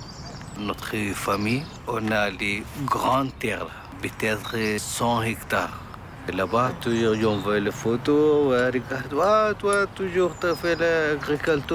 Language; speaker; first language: French; non-native, learner; Arabic